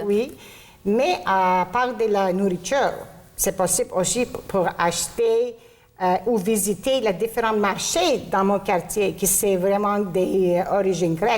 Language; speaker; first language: French; non-native, local second language; Greek